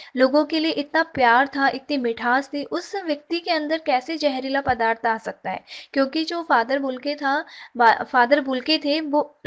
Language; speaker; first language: Hindi; native; Hindi